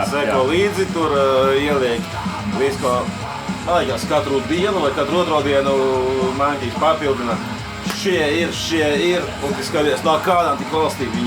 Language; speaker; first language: Latvian; native; Latvian